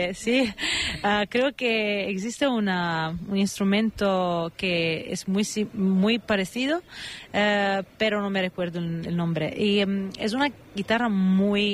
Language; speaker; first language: Spanish; non-native, fluent; Italian